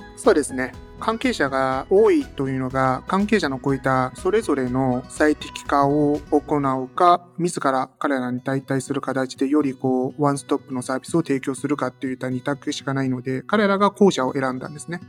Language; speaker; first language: Japanese; non-native, fluent; Chinese